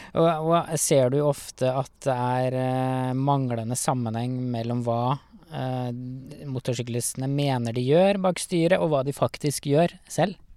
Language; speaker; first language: Norwegian; native; Norwegian